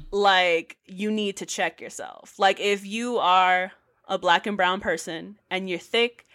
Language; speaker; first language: English; native; English